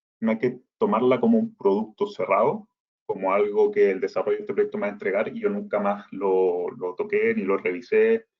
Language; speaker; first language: Spanish; native; Spanish